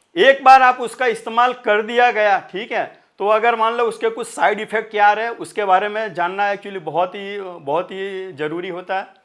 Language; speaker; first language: Hindi; non-native, local second language; Marathi